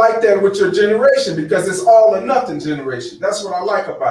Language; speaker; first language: English; native; English